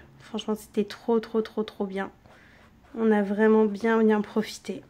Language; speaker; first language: French; native; French